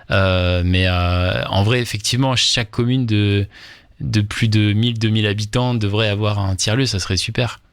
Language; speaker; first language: French; native; French